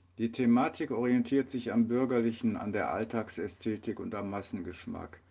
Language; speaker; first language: German; native; German